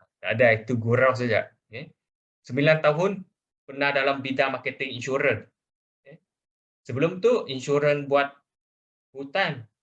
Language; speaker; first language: Malay; non-native, local second language; Chinese